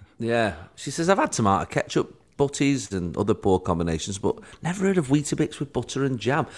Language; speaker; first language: English; native; English